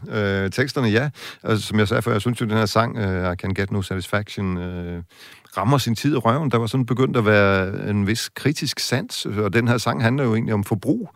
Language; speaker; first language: Danish; native; Danish